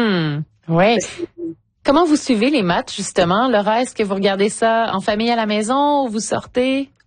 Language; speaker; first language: French; native; French